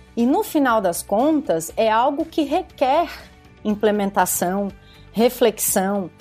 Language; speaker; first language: Portuguese; native; Portuguese